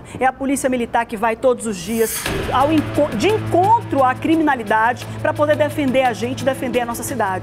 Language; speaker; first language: Portuguese; native; Portuguese